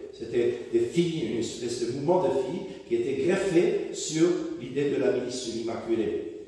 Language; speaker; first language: French; non-native, fluent; German